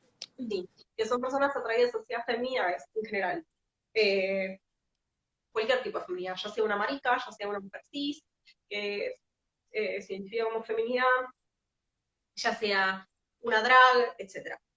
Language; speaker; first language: Spanish; native; Spanish